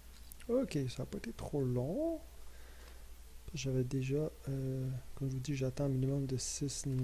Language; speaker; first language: French; native; French